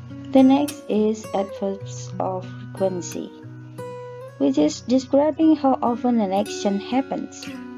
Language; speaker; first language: English; non-native, fluent; Indonesian